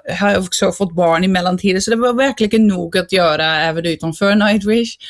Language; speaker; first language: Swedish; non-native, fluent; Dutch